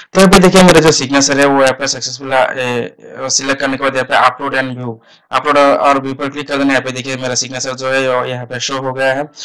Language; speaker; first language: Hindi; non-native, local second language; Assamese